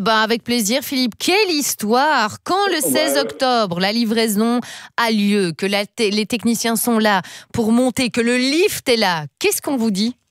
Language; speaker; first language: French; native; French